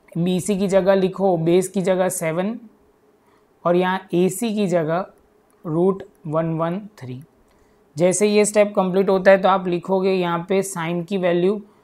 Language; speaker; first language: Hindi; non-native, local second language; Gujarati